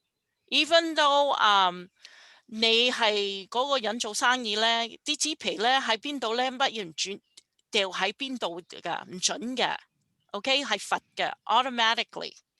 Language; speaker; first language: Cantonese; early bilingual, heritage; Cantonese